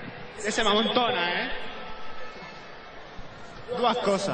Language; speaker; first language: Catalan; non-native, local second language; Spanish